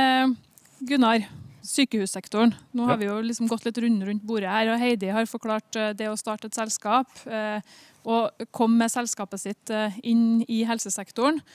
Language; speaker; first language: Norwegian; native; Norwegian